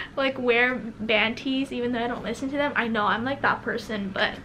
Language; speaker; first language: English; native; English